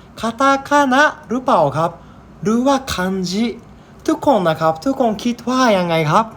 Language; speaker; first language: Thai; non-native, learner; Japanese